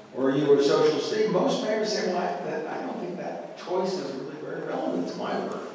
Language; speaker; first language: English; native; English